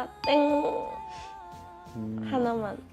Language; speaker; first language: Korean; non-native, learner; Japanese